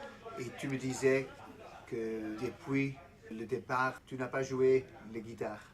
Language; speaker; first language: French; non-native, learner; Dutch